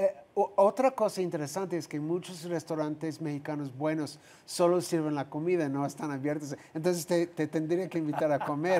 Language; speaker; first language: Spanish; non-native, fluent; English